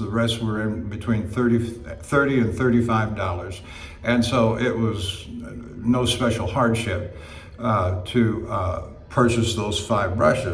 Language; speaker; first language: English; native; English